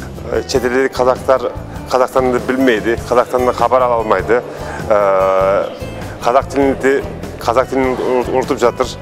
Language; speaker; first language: Kazakh; early bilingual, heritage; Kazakh